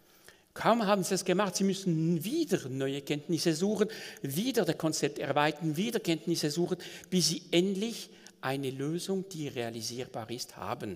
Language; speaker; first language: German; non-native, local second language; French